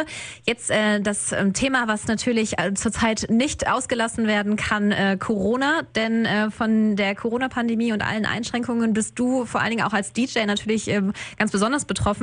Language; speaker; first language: German; native; German